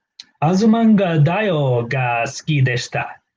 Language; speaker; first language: Japanese; non-native, learner; English